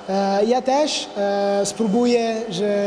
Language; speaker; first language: Polish; non-native, learner; Italian